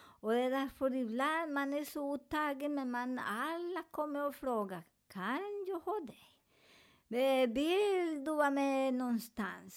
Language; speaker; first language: Swedish; non-native, learner; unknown